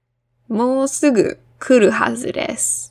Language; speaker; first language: Japanese; non-native, fluent; English